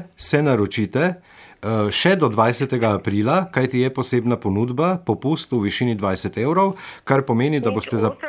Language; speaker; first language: Slovenian; native; Slovenian